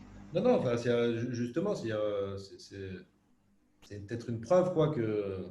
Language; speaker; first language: French; native; French